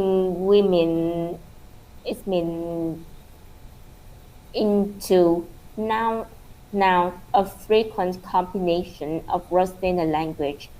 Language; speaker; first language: English; non-native, learner; Vietnamese